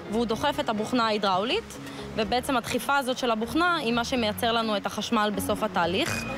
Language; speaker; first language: Hebrew; early bilingual, other home language; Russian